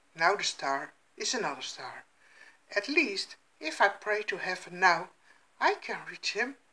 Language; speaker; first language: English; non-native, fluent; Dutch